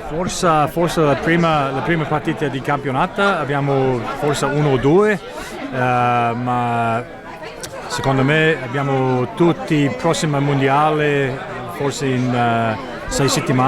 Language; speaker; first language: Italian; non-native, learner; English